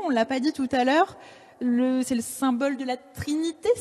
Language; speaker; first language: French; native; French